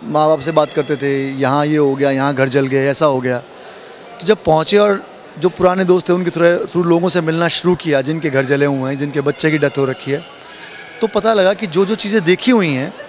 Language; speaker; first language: Hindi; native; Hindi